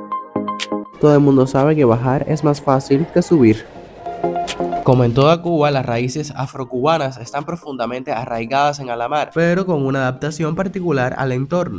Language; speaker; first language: Spanish; native; Spanish